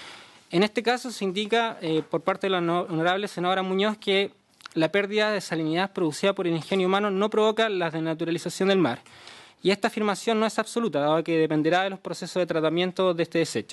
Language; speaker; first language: Spanish; native; Spanish